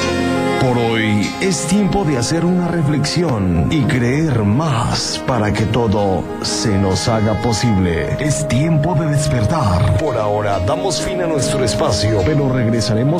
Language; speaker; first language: Spanish; native; Spanish